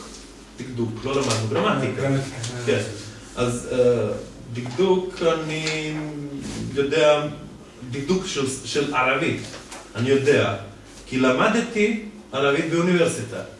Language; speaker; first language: Hebrew; non-native, fluent; Serbian